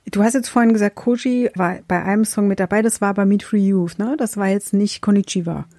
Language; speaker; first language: German; native; German